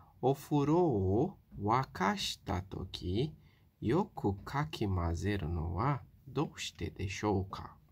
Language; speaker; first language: Japanese; non-native, fluent; Portuguese